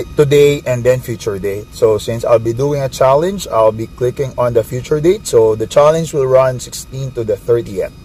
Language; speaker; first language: English; non-native, local second language; Filipino